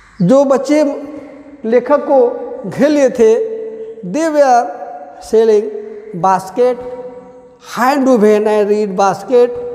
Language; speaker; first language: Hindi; native; Hindi